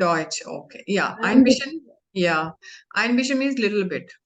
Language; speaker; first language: German; non-native, learner; Hindi